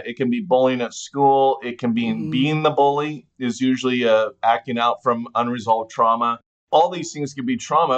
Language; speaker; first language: English; native; English